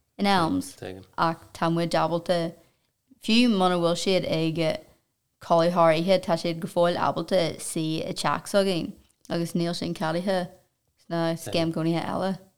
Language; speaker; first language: Irish; non-native, local second language; English